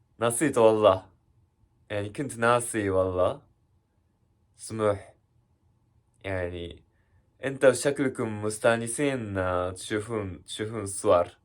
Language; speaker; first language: Arabic; non-native, learner; Japanese